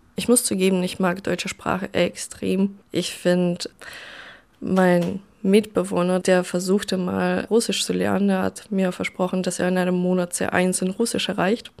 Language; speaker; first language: German; non-native, fluent; Russian